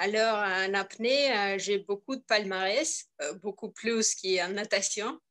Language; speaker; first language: French; non-native, learner; Russian